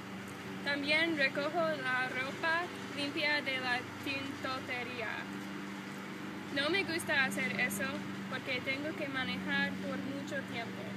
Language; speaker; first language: Spanish; non-native, learner; English